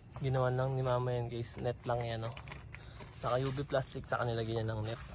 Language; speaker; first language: Filipino; native; Filipino